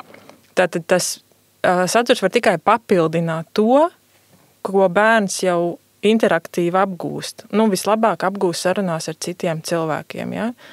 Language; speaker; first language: Latvian; native; Latvian